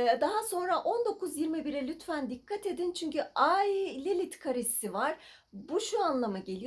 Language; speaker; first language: Turkish; native; Turkish